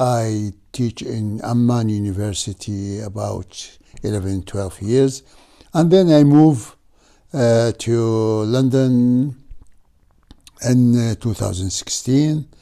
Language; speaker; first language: English; non-native, fluent; Arabic